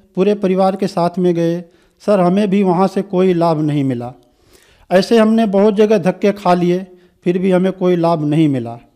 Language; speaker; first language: Hindi; native; Hindi